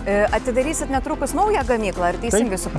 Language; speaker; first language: Lithuanian; native; Lithuanian